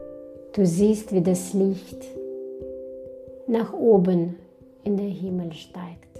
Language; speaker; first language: German; non-native, fluent; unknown